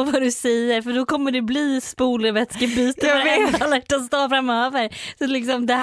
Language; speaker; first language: Swedish; native; Swedish